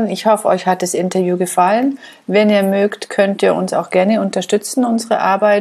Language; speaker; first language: German; native; German